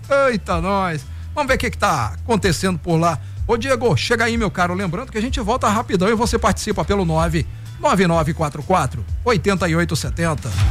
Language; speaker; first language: Portuguese; native; Portuguese